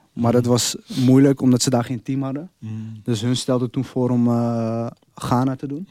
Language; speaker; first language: Dutch; early bilingual, other home language; Arabic